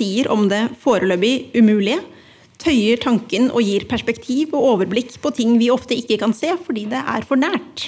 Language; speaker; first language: Norwegian; native; Norwegian